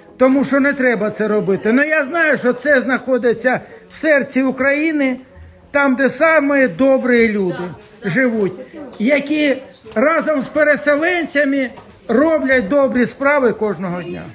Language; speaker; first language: Ukrainian; non-native, local second language; Russian